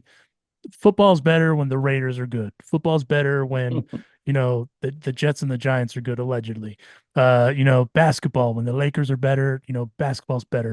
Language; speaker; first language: English; native; English